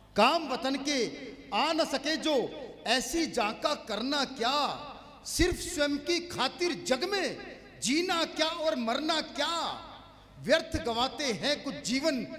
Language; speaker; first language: Hindi; native; Hindi